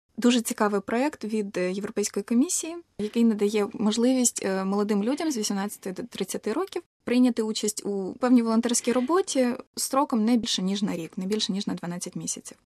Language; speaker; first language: Ukrainian; native; Ukrainian